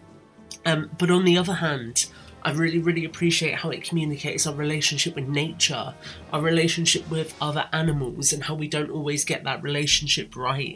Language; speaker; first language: English; non-native, fluent; German